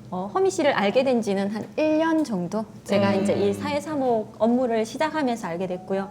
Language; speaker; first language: Korean; native; Korean